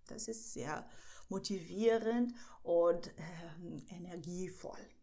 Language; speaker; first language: German; non-native, fluent; Portuguese